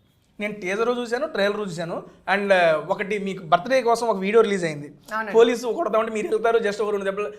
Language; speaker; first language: Telugu; native; Telugu